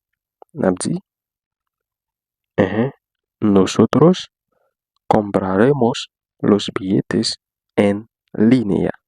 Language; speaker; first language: Spanish; non-native, fluent; Haitian Creole